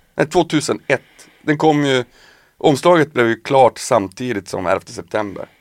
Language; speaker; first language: Swedish; native; Swedish